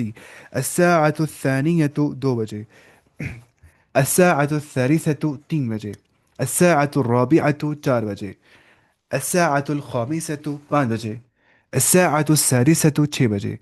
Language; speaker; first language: Arabic; non-native, fluent; Urdu